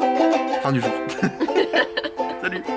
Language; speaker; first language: French; native; French